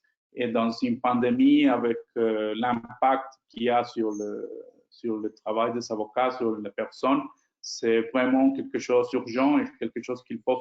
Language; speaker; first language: French; non-native, fluent; Spanish